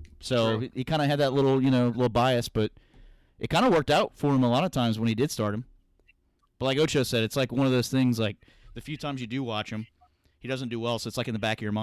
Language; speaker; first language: English; native; English